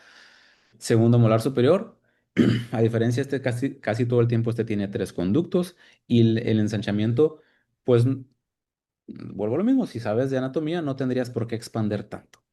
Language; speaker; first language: Spanish; native; Spanish